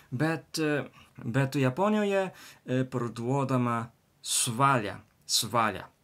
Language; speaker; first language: Lithuanian; non-native, learner; Japanese